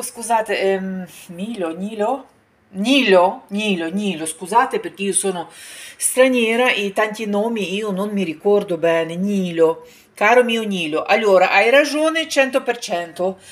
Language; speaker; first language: Italian; non-native, fluent; Ukrainian